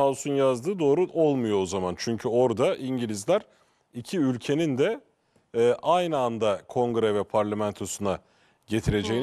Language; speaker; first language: Turkish; native; Turkish